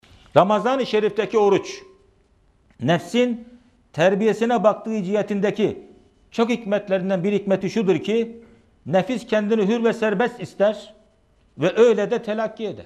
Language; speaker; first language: Turkish; native; Turkish